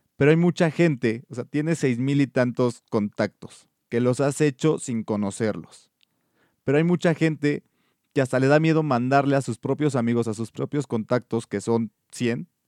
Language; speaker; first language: Spanish; native; Spanish